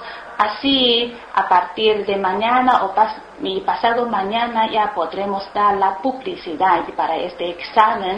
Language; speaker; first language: Spanish; non-native, learner; Chinese